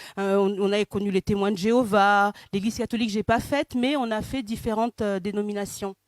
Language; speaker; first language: French; early bilingual, other home language; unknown